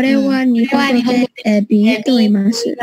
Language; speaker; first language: Japanese; non-native, learner; Chinese